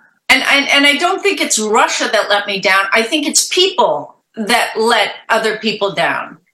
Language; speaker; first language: English; native; English